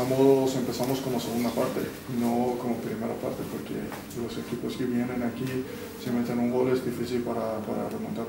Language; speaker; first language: Spanish; non-native, fluent; Persian